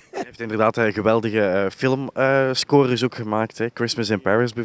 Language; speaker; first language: Dutch; native; Dutch